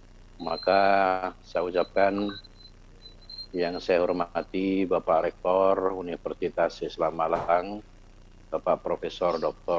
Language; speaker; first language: Indonesian; native; Indonesian